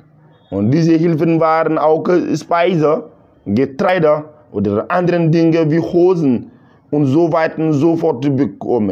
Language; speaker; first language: German; non-native, learner; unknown